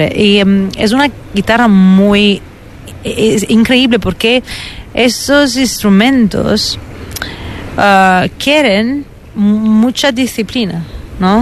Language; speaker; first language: Spanish; non-native, fluent; Italian